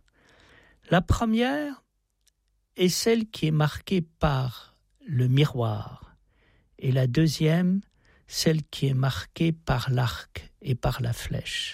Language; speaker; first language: French; native; French